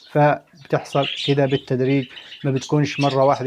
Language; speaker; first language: Arabic; native; Arabic